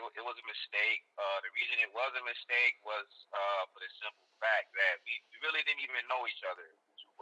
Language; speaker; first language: English; native; English